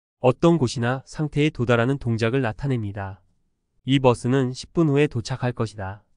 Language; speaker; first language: Korean; native; Korean